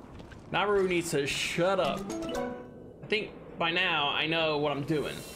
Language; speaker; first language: English; native; English